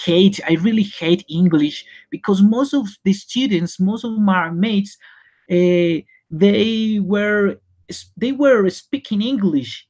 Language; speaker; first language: English; non-native, learner; Spanish